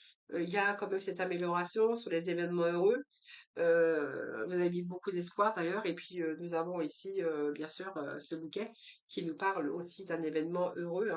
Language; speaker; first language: French; native; French